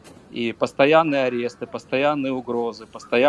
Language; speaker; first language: Russian; native; Russian